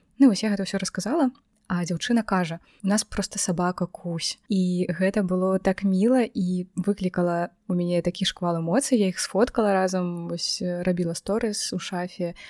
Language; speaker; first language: Belarusian; non-native, local second language; Russian